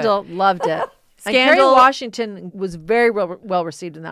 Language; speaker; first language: English; native; English